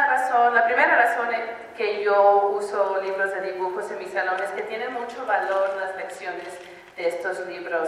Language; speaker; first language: Spanish; early bilingual, heritage; Spanish